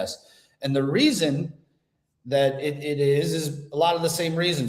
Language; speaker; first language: English; native; English